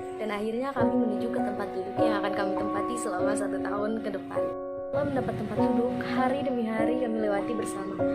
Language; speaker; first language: Indonesian; native; Indonesian